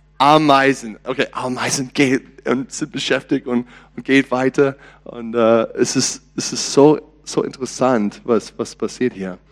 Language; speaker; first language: German; non-native, learner; English